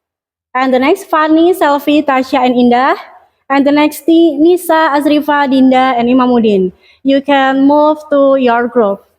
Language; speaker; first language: English; non-native, learner; Indonesian